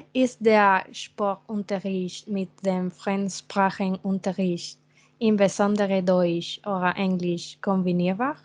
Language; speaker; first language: German; non-native, fluent; Spanish